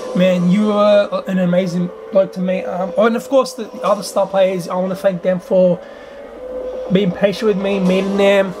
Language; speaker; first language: English; native; English